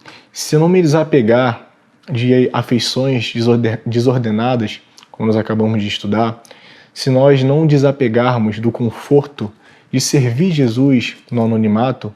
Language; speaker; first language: Portuguese; native; Portuguese